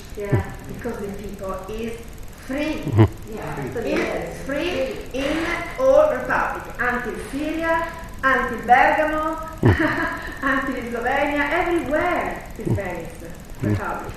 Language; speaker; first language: English; non-native, learner; Italian